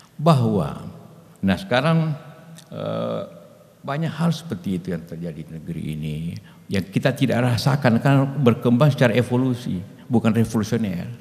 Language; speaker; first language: Indonesian; native; Indonesian